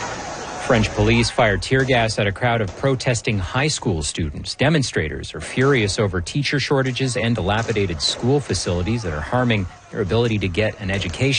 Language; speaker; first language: English; native; English